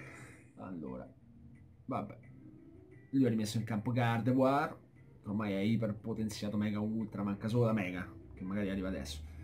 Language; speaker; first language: Italian; native; Italian